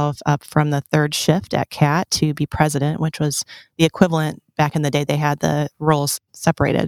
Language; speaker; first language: English; native; English